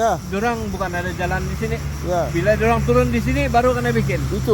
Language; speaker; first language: Malay; native; Malay